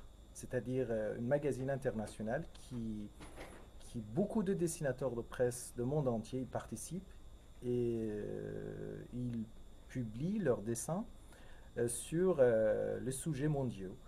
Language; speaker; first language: French; non-native, fluent; Persian